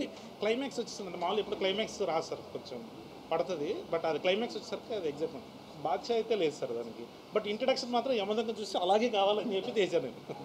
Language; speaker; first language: Telugu; native; Telugu